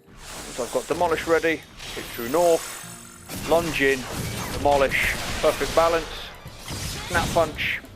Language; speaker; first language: English; native; English